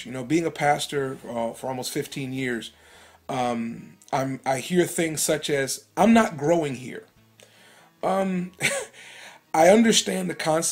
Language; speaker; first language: English; native; English